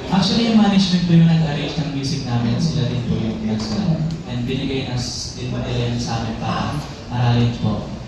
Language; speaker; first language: Filipino; native; Filipino